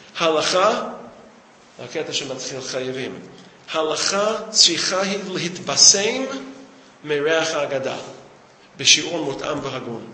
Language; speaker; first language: Hebrew; non-native, fluent; English